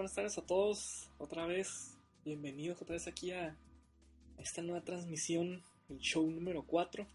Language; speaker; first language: Spanish; native; Spanish